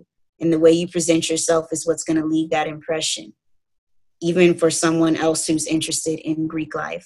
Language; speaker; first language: English; native; English